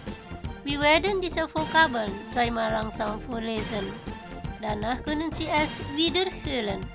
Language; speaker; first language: German; non-native, fluent; Indonesian